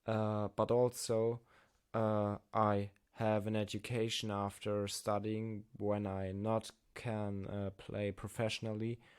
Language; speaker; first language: English; non-native, learner; German